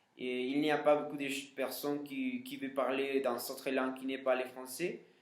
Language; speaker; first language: French; non-native, learner; Spanish